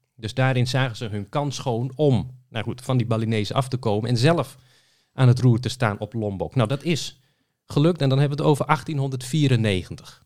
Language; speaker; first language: Dutch; native; Dutch